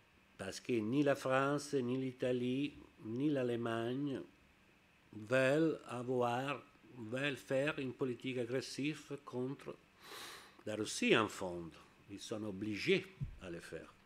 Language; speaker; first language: French; non-native, learner; Italian